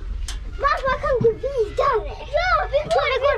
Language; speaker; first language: Swedish; early bilingual, other home language; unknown